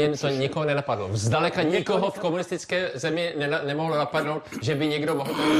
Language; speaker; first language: Czech; native; Czech